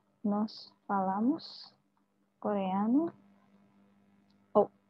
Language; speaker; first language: Portuguese; non-native, fluent; Indonesian